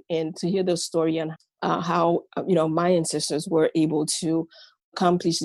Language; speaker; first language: English; non-native, fluent; Haitian Creole